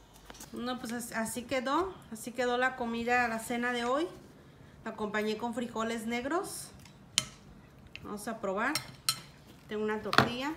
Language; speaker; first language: Spanish; native; Spanish